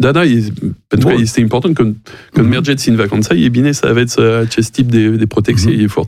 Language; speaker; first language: Romanian; non-native, learner; French